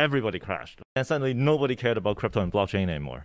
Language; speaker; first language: English; early bilingual, other home language; Cantonese